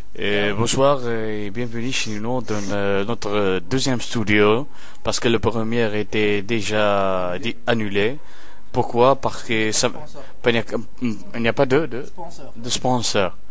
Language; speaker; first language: French; non-native, local second language; Arabic